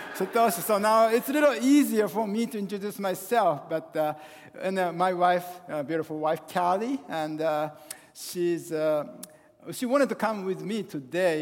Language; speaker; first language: English; non-native, fluent; Japanese